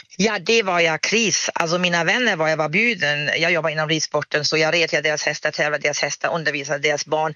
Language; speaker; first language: Swedish; non-native, fluent; German